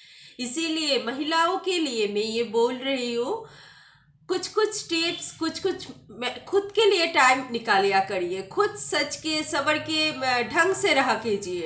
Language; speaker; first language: Hindi; non-native, local second language; Bangla